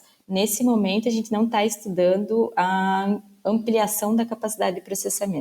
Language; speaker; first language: Portuguese; native; Portuguese